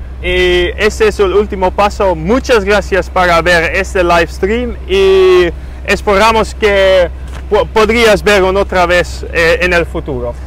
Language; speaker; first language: Spanish; non-native, learner; Dutch